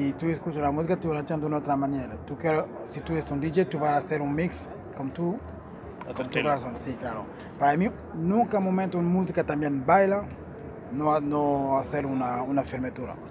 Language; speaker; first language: Spanish; non-native, learner; Portuguese